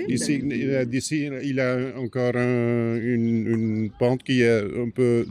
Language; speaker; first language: French; non-native, local second language; Dutch